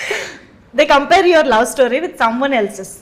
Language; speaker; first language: Telugu; native; Telugu